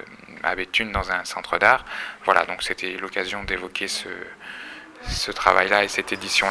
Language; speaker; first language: French; native; French